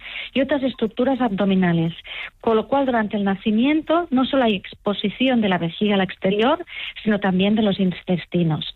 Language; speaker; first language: Spanish; native; Spanish